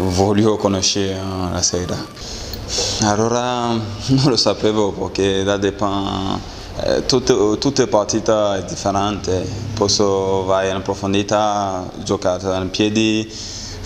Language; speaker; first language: Italian; non-native, learner; French